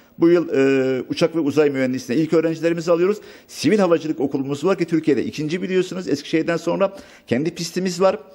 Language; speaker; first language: Turkish; native; Turkish